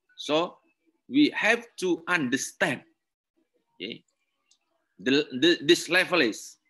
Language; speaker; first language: English; non-native, learner; Indonesian